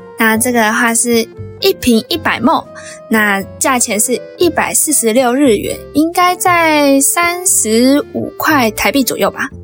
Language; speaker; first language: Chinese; native; Chinese